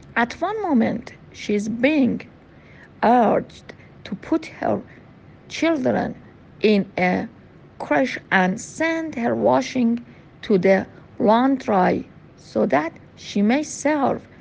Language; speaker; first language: English; non-native, fluent; Persian